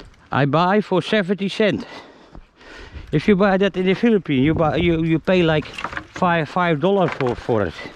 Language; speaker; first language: English; non-native, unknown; Dutch